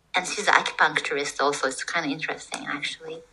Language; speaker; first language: English; non-native, fluent; Japanese